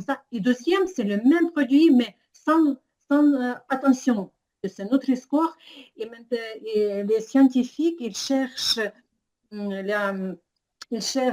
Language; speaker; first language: French; non-native, learner; Ukrainian